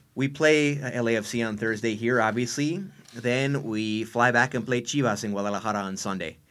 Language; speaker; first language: English; native; English